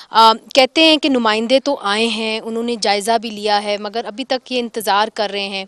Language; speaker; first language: Urdu; native; Urdu